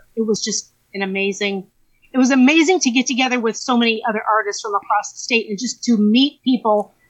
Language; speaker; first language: English; native; English